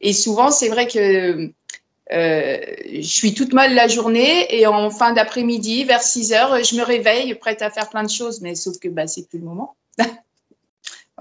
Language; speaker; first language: French; native; French